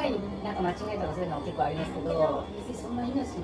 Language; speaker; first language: Japanese; native; Japanese